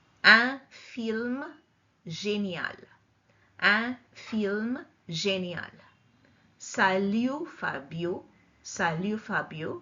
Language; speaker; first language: French; non-native, fluent; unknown